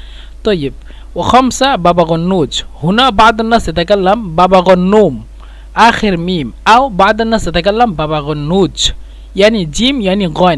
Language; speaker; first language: Arabic; non-native, fluent; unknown